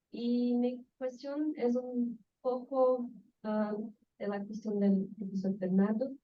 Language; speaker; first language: Spanish; non-native, learner; Portuguese